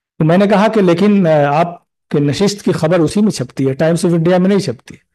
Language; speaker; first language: Urdu; native; Urdu